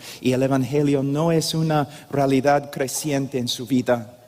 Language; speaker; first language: Spanish; non-native, fluent; English